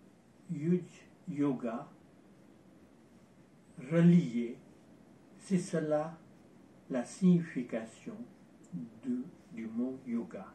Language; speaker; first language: French; non-native, fluent; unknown